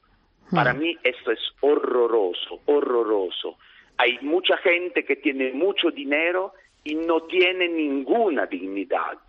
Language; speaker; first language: Spanish; non-native, fluent; Italian